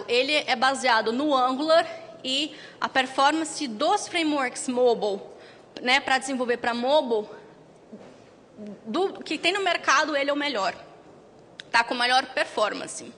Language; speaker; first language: Portuguese; native; Portuguese